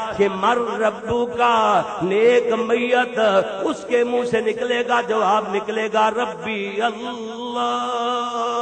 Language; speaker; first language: Urdu; non-native, local second language; Punjabi